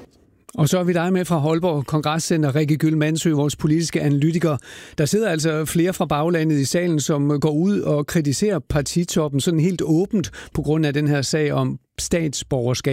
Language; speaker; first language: Danish; native; Danish